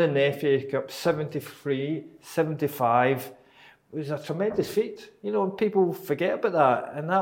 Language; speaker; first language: English; native; English